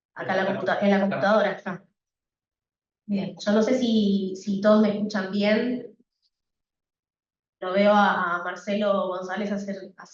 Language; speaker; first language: Spanish; native; Spanish